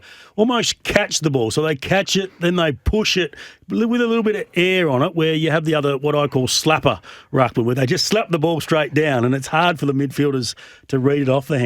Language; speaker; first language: English; native; English